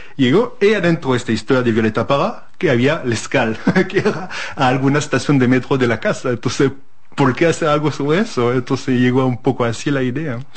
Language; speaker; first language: Spanish; non-native, fluent; French